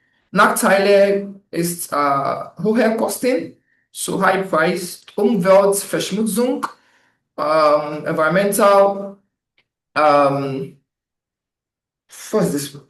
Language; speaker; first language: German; non-native, fluent; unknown